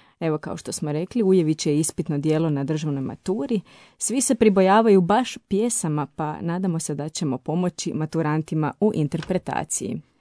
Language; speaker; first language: Croatian; native; Croatian